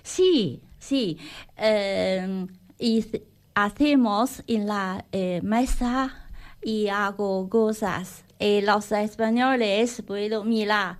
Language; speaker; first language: Spanish; non-native, learner; Chinese